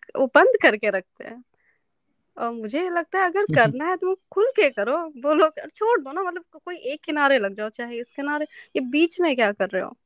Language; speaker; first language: Hindi; non-native, local second language; Marathi